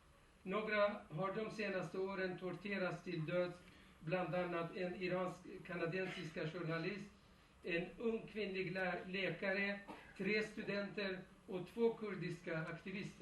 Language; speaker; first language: Swedish; non-native, fluent; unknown